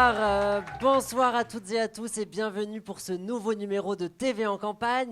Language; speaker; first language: French; native; French